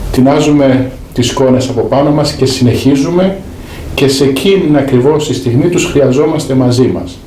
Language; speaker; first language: Greek; native; Greek